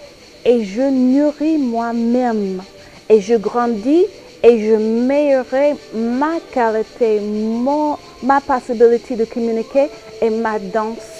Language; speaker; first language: French; non-native, fluent; English